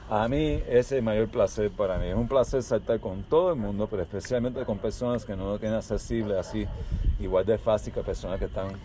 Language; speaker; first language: Spanish; early bilingual, heritage; Spanish